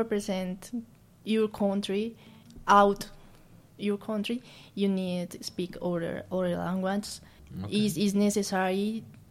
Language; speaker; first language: English; non-native, learner; Spanish